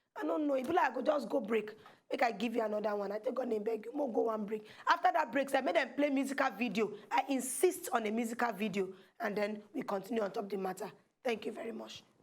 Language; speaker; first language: Nigerian Pidgin; native; Nigerian Pidgin